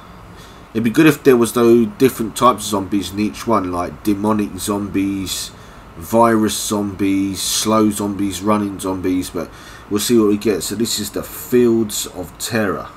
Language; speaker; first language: English; native; English